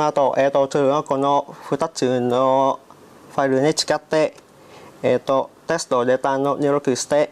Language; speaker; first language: Japanese; non-native, learner; Vietnamese